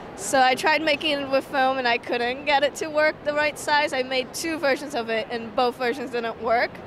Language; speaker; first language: English; non-native, fluent; Portuguese